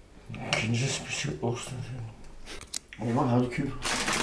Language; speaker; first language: Danish; non-native, fluent; Chinese